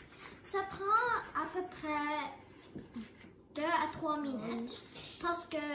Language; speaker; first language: French; non-native, local second language; English